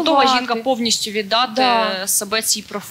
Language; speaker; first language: Ukrainian; native; Ukrainian